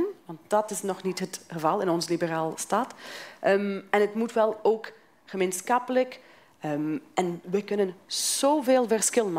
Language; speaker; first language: Dutch; non-native, fluent; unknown